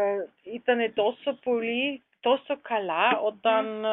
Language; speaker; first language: Greek; non-native, learner; German